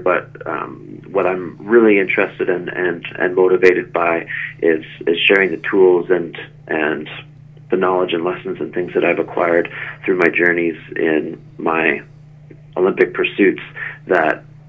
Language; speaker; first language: English; native; English